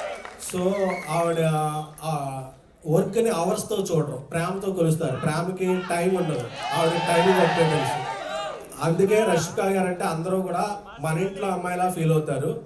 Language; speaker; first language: Telugu; native; Telugu